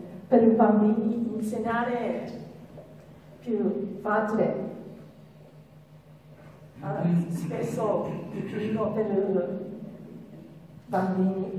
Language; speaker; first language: Italian; non-native, learner; Japanese